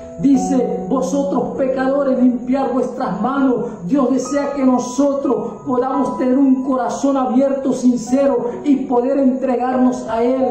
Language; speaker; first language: Spanish; native; Spanish